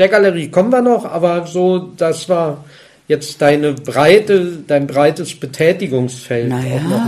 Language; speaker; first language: German; native; German